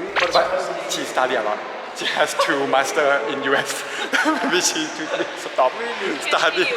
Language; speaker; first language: English; non-native, learner; Thai